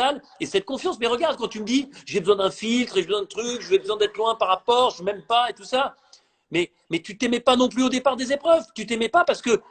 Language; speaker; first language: French; native; French